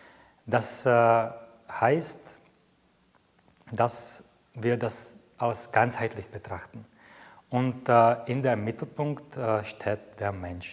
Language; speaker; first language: German; non-native, fluent; Czech